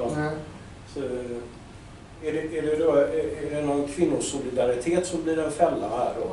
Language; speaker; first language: Swedish; native; Swedish